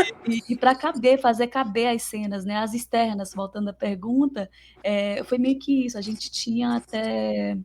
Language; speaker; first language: Portuguese; native; Portuguese